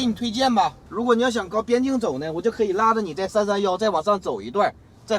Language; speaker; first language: Chinese; native; Chinese